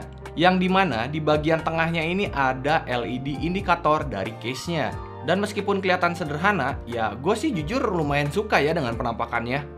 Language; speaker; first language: Indonesian; native; Indonesian